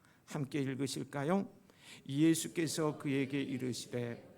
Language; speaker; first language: Korean; native; Korean